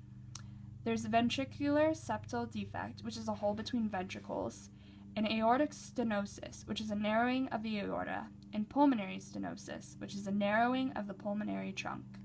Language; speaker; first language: English; native; English